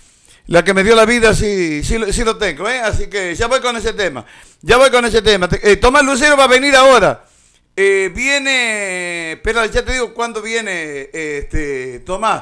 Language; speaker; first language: Spanish; native; Spanish